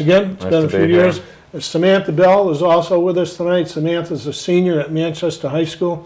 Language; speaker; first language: English; native; English